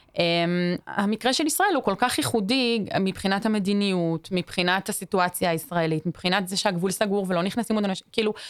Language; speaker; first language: Hebrew; native; Hebrew